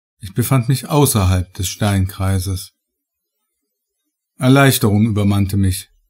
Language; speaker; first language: German; native; German